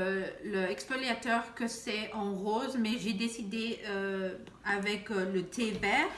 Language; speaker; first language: French; non-native, fluent; Spanish